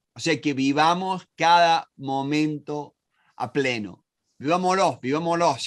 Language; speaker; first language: Spanish; native; Spanish